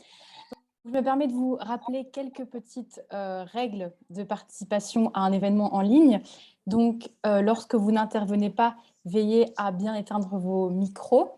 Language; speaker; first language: French; native; French